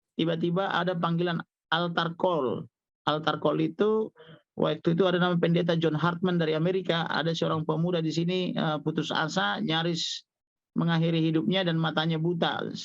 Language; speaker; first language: Indonesian; non-native, local second language; Batak Toba